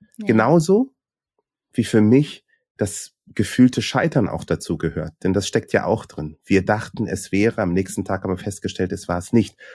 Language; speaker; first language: German; early bilingual, other home language; Swahili